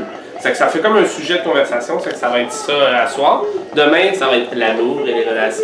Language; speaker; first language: French; native; French